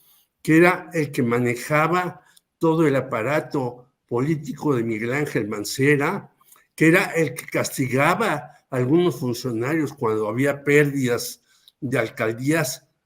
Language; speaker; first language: Spanish; native; Spanish